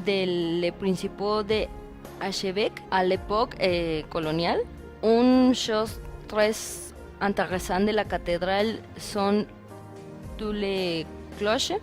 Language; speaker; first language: French; non-native, learner; Spanish